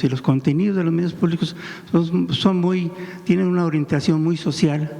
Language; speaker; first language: Spanish; native; Spanish